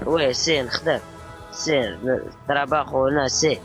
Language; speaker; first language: Spanish; non-native, learner; Arabic